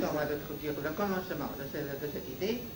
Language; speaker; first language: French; non-native, fluent; Russian